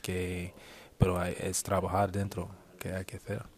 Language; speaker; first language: Spanish; non-native, learner; English